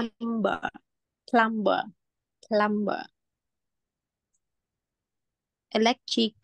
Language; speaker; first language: English; non-native, learner; Vietnamese